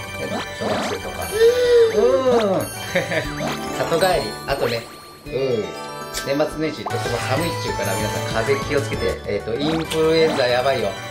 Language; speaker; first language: Japanese; native; Japanese